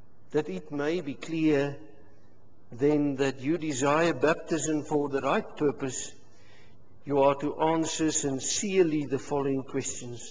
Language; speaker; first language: English; non-native, local second language; Afrikaans